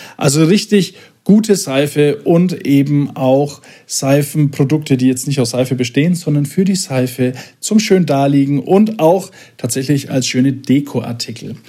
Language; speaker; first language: German; native; German